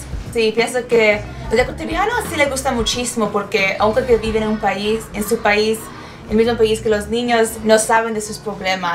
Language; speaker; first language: Spanish; non-native, fluent; English